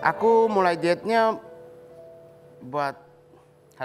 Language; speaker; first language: Indonesian; non-native, learner; Japanese